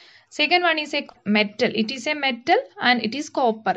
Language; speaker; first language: English; non-native, local second language; Malayalam